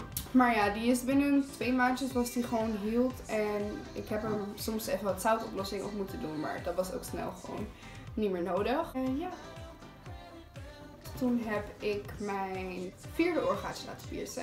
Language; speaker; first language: Dutch; native; Dutch